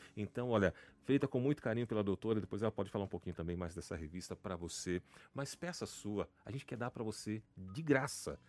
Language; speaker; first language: Portuguese; native; Portuguese